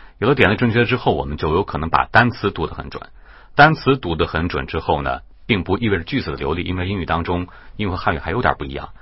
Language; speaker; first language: Chinese; native; Chinese